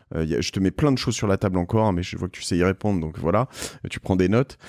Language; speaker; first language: French; native; French